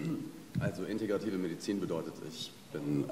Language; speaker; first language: German; native; German